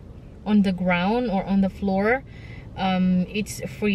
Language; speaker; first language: English; non-native, local second language; Filipino